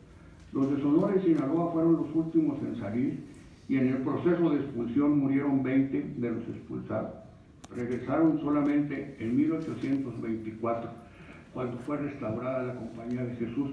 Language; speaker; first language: Spanish; native; Spanish